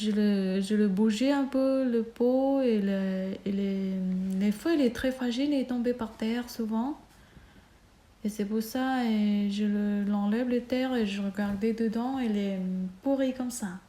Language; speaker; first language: French; non-native, learner; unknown